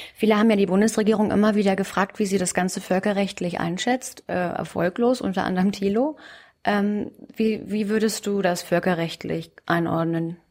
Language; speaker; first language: German; native; German